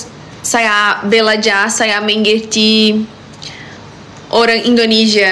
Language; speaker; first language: Indonesian; non-native, learner; Portuguese